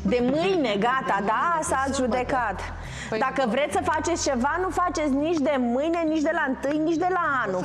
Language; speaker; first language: Romanian; native; Romanian